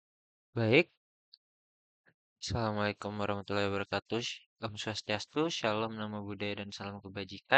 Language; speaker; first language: Indonesian; native; Indonesian